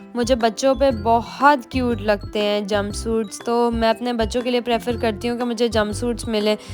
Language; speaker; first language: Hindi; native; Hindi